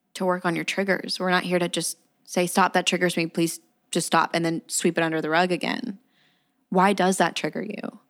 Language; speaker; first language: English; native; English